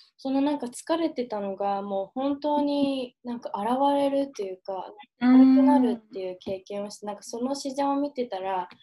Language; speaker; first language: Japanese; early bilingual, heritage; Japanese